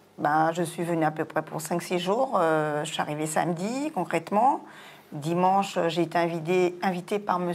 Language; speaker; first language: French; non-native, local second language; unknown